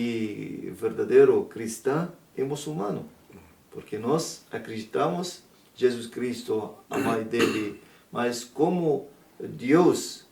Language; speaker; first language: Portuguese; non-native, learner; Arabic